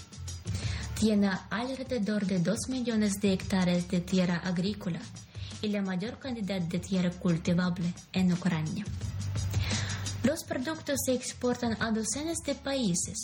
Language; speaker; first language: Spanish; non-native, fluent; Ukrainian